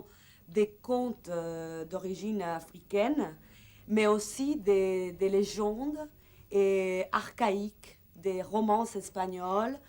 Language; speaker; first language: French; non-native, fluent; Spanish